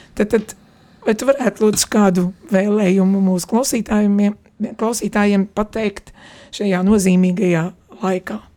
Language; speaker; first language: Latvian; native; Latvian